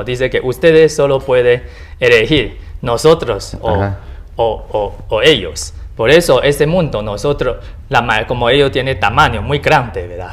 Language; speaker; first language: Spanish; non-native, learner; Chinese